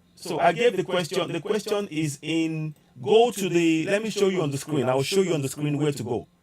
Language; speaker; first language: English; non-native, local second language; Yoruba